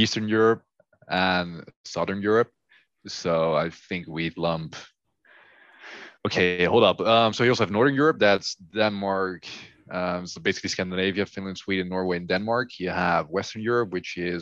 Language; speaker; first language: English; non-native, fluent; Dutch